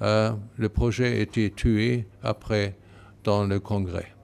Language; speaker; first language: French; non-native, fluent; German